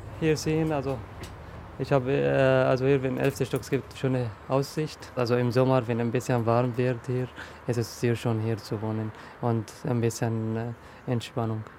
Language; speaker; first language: German; non-native, learner; Arabic